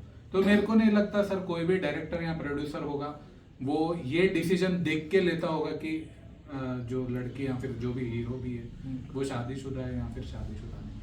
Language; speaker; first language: Hindi; native; Hindi